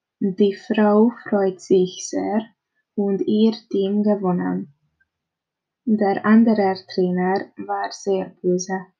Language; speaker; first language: German; non-native, learner; Hungarian